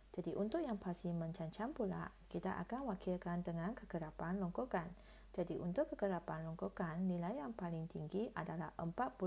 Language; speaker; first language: Malay; non-native, local second language; Chinese